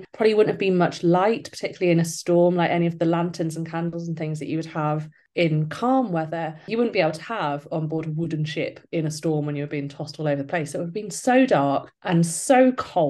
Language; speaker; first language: English; native; English